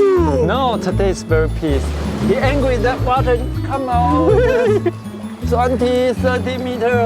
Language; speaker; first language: English; non-native, learner; Chinese